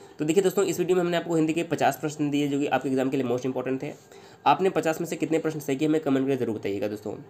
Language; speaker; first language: Hindi; native; Hindi